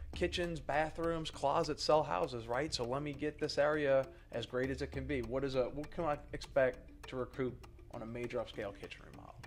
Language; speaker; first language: English; native; English